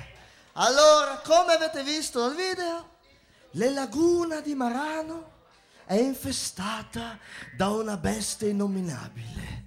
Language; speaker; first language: Italian; native; Italian